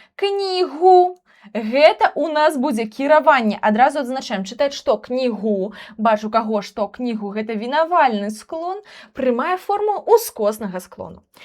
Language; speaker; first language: Belarusian; non-native, local second language; Russian